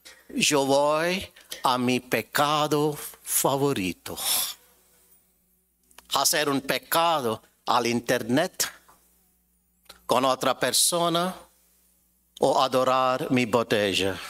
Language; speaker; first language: Spanish; non-native, fluent; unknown